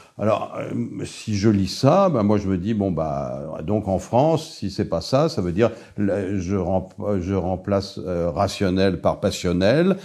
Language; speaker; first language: French; native; French